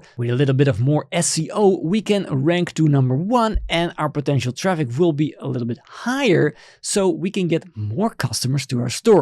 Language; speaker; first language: English; non-native, fluent; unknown